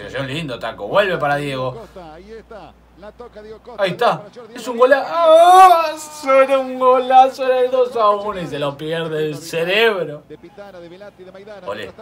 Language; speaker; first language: Spanish; native; Spanish